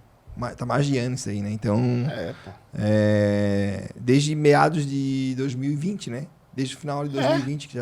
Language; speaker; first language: Portuguese; native; Portuguese